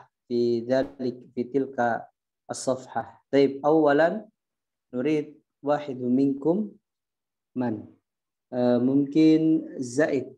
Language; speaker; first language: Arabic; non-native, fluent; Indonesian